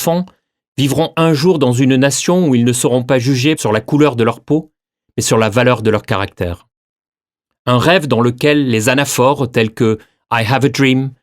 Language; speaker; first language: French; native; French